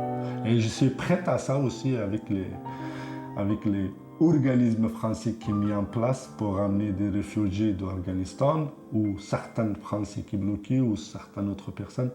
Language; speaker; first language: French; non-native, fluent; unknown